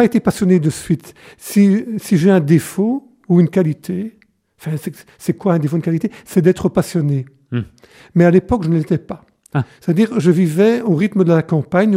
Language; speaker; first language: French; native; French